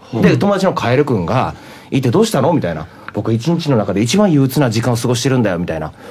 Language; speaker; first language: Japanese; native; Japanese